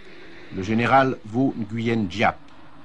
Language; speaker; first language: French; native; French